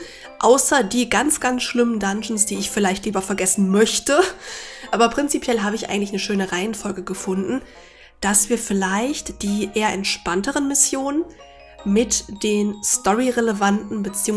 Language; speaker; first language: German; native; German